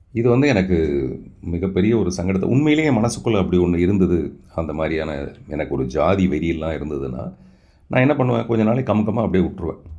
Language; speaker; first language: Tamil; non-native, local second language; Telugu